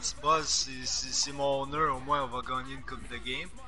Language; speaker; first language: French; native; French